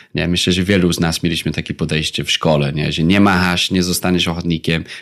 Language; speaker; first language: Polish; non-native, fluent; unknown